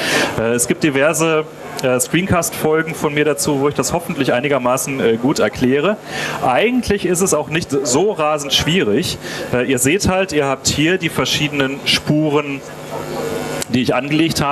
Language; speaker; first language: German; native; German